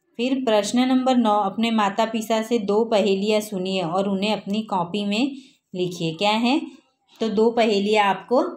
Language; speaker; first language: Hindi; non-native, local second language; Gujarati